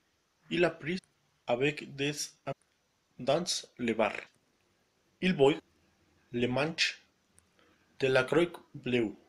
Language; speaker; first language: French; non-native, learner; Spanish